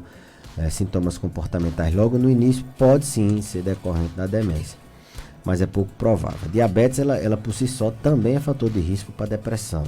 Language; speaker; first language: Portuguese; native; Portuguese